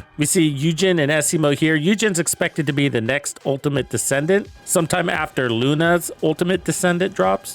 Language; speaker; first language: English; native; English